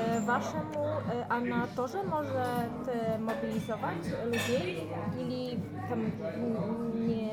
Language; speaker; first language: Russian; non-native, learner; Polish